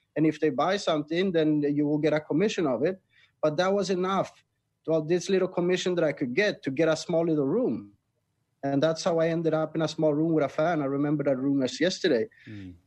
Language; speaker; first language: English; non-native, fluent; Swedish